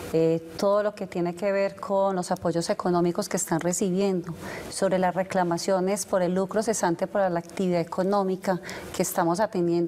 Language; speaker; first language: Spanish; native; Spanish